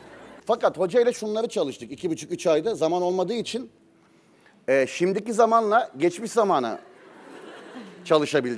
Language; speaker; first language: Turkish; native; Turkish